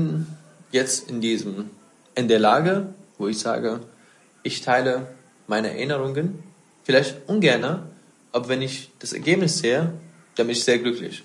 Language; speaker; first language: German; non-native, fluent; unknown